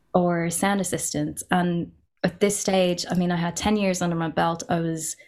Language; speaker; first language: English; native; English